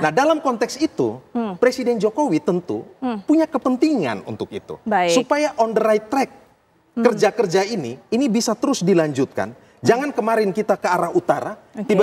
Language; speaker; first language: Indonesian; native; Indonesian